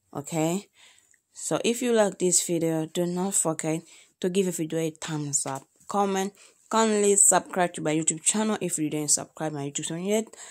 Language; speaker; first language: English; non-native, learner; Lingala